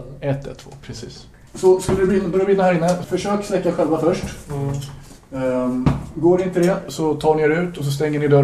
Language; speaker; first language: Swedish; native; Swedish